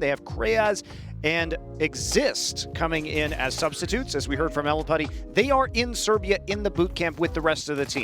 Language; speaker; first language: English; native; English